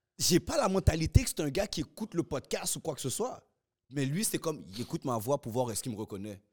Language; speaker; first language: French; native; French